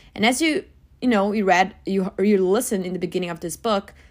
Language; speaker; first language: English; non-native, fluent; Portuguese